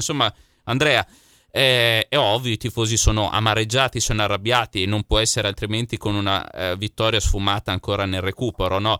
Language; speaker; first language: Italian; native; Italian